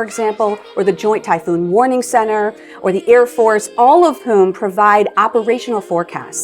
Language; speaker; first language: English; native; English